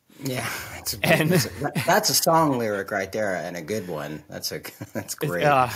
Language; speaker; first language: English; native; English